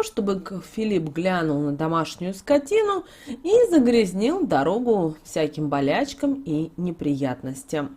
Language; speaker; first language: Russian; native; Russian